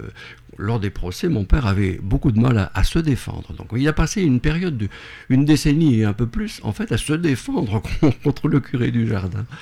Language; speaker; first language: French; native; French